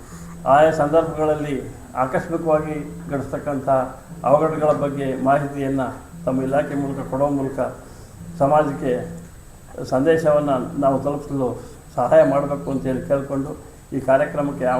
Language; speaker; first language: Kannada; native; Kannada